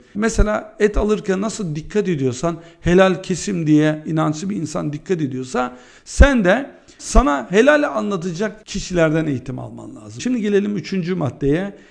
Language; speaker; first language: Turkish; early bilingual, heritage; Turkish